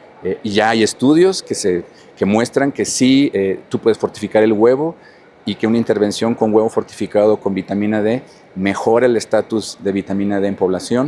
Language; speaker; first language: Spanish; native; Spanish